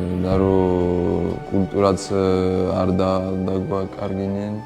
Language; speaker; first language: Georgian; early bilingual, heritage; Georgian